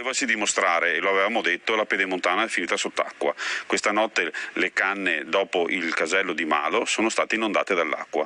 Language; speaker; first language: Italian; native; Italian